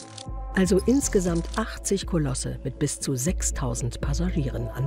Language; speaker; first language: German; native; German